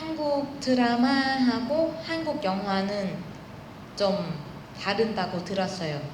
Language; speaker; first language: Korean; non-native, learner; Thai